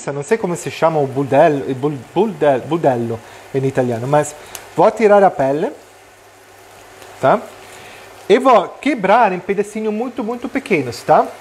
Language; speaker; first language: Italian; non-native, learner; Portuguese